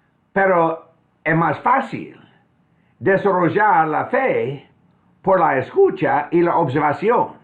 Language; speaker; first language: Spanish; non-native, fluent; English